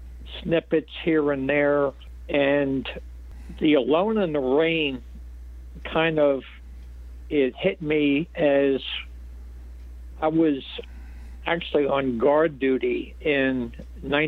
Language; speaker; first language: English; native; English